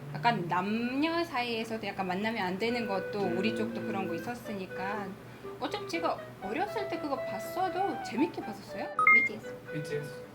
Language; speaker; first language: Korean; non-native, fluent; Uzbek